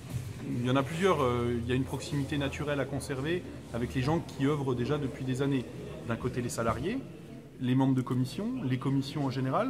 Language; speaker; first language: French; native; French